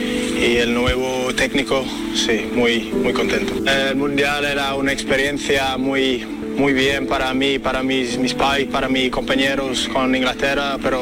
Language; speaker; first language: Spanish; non-native, learner; English